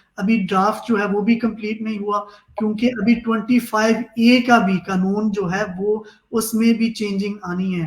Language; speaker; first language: Urdu; native; Urdu